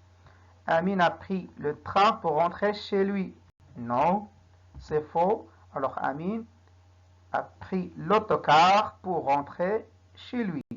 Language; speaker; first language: French; non-native, local second language; Arabic